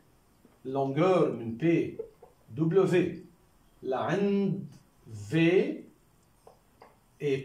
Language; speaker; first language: French; non-native, local second language; Arabic